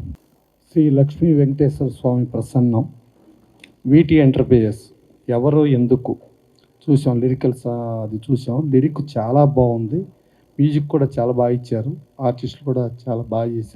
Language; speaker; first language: Telugu; native; Telugu